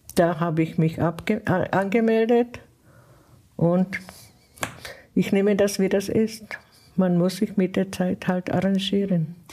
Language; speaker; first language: German; non-native, fluent; Czech